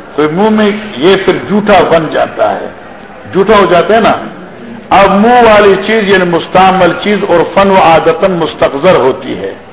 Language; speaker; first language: Urdu; non-native, local second language; Pashto